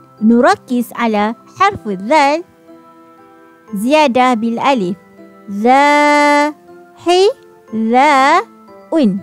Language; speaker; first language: Arabic; non-native, fluent; Malay